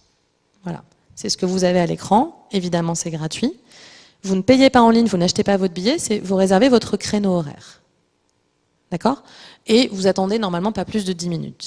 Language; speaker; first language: French; native; French